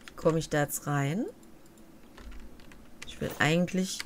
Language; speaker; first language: German; native; German